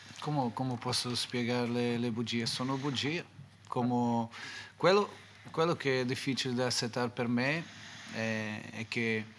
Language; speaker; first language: Italian; non-native, fluent; Portuguese